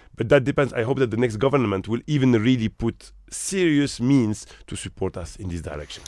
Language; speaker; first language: English; non-native, fluent; Arabic